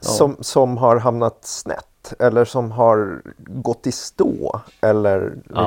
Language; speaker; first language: Swedish; native; Swedish